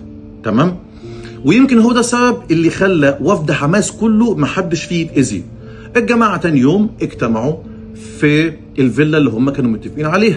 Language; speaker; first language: Arabic; native; Arabic